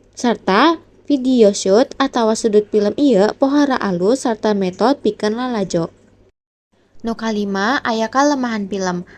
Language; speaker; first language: Sundanese; non-native, local second language; Indonesian